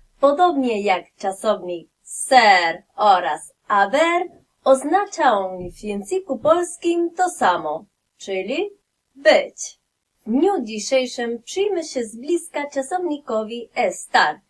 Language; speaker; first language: Polish; non-native, fluent; Spanish